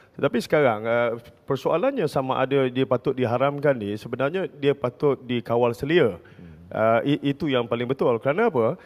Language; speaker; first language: Malay; native; Malay